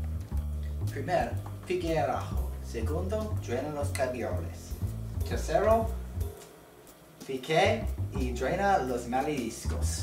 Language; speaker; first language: Spanish; non-native, learner; English